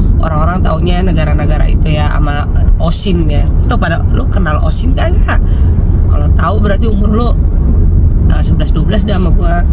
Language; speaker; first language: Indonesian; native; Indonesian